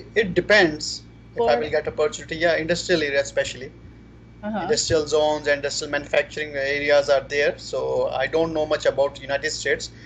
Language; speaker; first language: English; non-native, fluent; Arabic